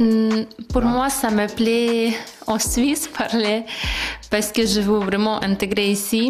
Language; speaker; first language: French; non-native, learner; Ukrainian